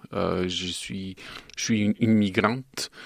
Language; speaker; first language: French; non-native, fluent; Bulgarian